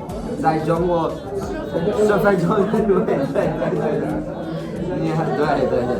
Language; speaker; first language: Chinese; non-native, learner; English